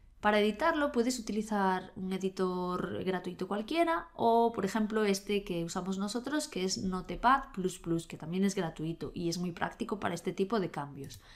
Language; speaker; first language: Spanish; native; Spanish